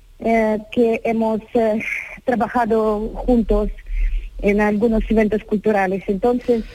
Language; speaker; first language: Spanish; non-native, learner; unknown